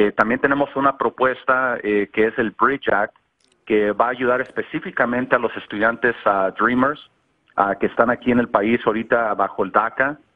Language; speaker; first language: Spanish; native; Spanish